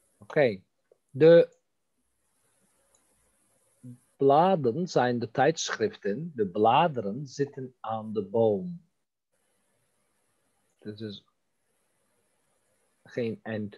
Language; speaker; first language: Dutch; non-native, fluent; Turkish